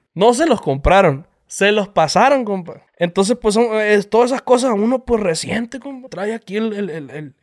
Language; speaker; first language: Spanish; native; Spanish